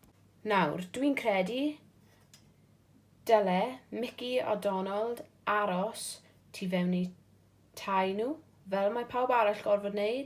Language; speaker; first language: Welsh; non-native, local second language; English